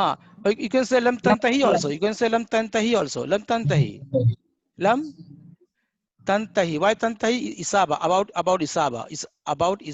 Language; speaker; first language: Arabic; non-native, fluent; Hindi